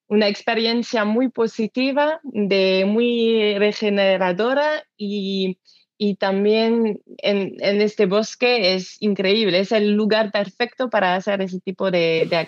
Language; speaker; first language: Spanish; non-native, learner; French